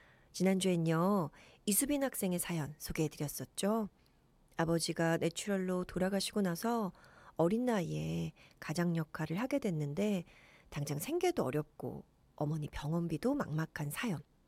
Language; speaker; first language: Korean; native; Korean